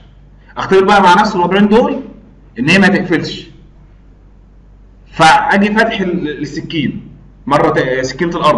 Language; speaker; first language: Arabic; native; Arabic